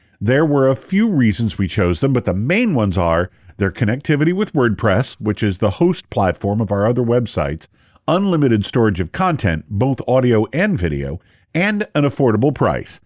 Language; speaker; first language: English; native; English